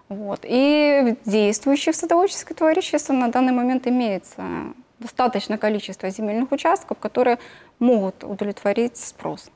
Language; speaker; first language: Russian; native; Russian